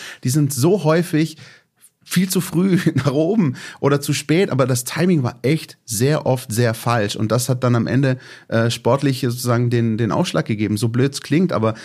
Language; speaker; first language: German; native; German